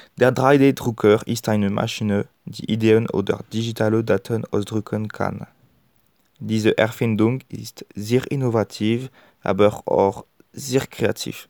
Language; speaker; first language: German; non-native, learner; French